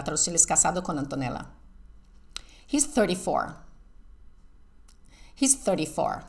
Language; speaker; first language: Spanish; non-native, fluent; Portuguese